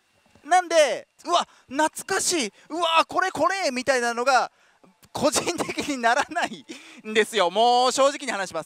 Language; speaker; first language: Japanese; native; Japanese